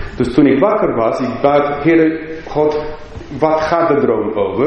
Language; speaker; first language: Dutch; non-native, fluent; English